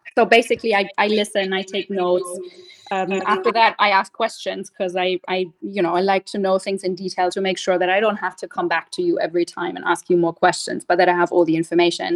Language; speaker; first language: English; non-native, fluent; German